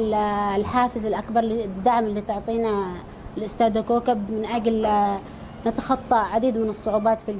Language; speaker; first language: Arabic; native; Arabic